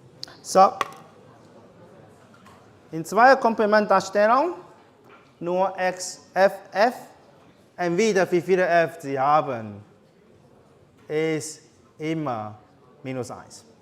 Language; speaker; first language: German; non-native, learner; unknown